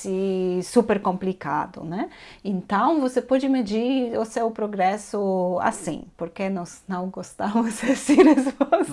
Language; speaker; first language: Portuguese; non-native, fluent; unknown